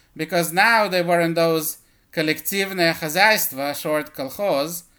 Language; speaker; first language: English; early bilingual, other home language; Russian